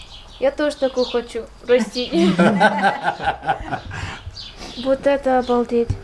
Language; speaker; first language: Russian; early bilingual, heritage; Russian